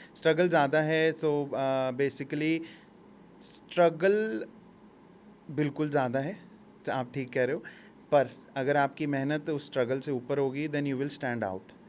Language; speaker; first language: Hindi; native; Hindi